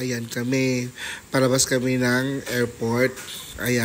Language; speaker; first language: Filipino; non-native, local second language; Hiligaynon